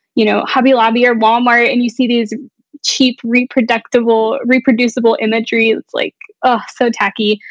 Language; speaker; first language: English; native; English